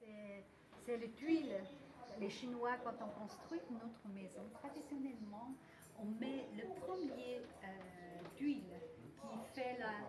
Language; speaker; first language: French; non-native, fluent; Chinese